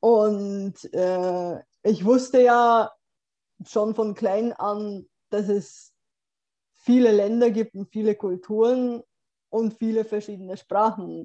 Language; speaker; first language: German; non-native, fluent; Bulgarian